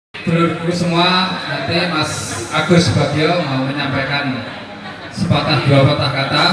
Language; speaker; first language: Indonesian; native; Indonesian